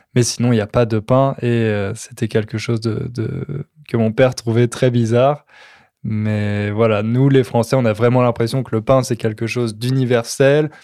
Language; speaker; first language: French; native; French